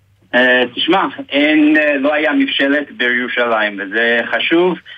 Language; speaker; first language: Hebrew; non-native, fluent; English